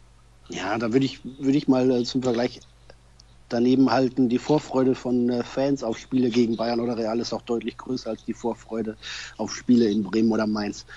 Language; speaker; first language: German; native; German